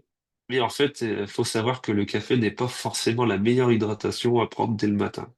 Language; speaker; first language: French; native; French